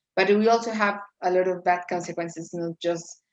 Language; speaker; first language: English; non-native, fluent; Spanish